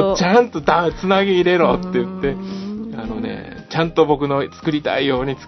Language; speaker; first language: Japanese; native; Japanese